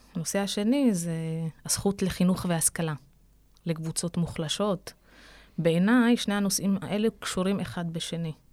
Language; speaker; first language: Hebrew; non-native, local second language; Arabic